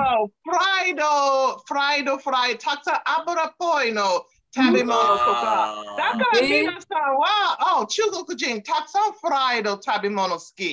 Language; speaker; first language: Japanese; non-native, learner; English